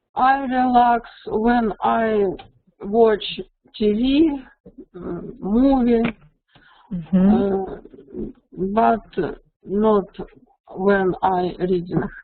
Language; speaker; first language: English; non-native, learner; Russian